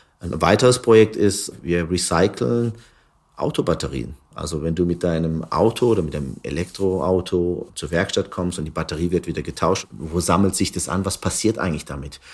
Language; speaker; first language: German; early bilingual, other home language; Turkish